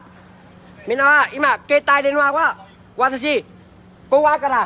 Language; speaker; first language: Japanese; non-native, learner; Vietnamese